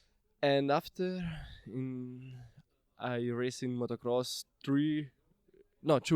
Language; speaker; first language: English; non-native, learner; Italian